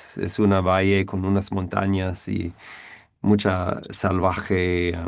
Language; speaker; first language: Spanish; non-native, fluent; English